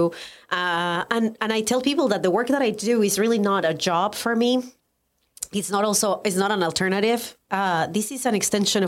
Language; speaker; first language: English; non-native, fluent; Spanish